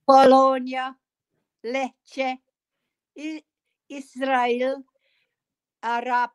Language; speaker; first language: Turkish; non-native, learner; English